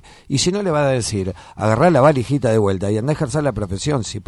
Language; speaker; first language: Spanish; native; Spanish